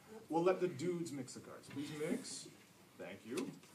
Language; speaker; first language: English; native; English